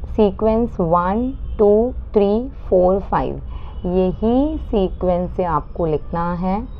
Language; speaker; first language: Hindi; non-native, local second language; Marathi